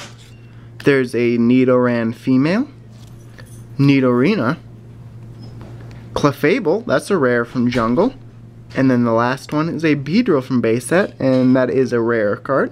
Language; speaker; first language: English; native; English